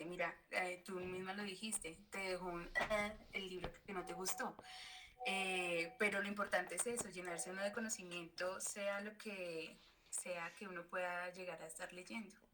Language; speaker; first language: Spanish; native; Spanish